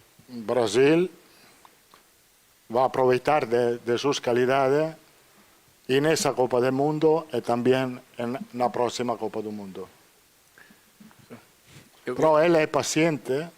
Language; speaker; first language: Portuguese; non-native, fluent; Italian